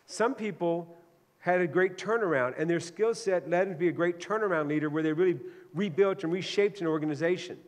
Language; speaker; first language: English; native; English